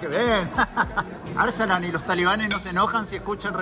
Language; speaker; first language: Spanish; native; Spanish